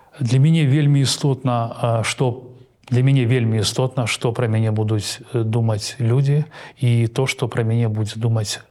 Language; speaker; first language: Belarusian; non-native, local second language; Russian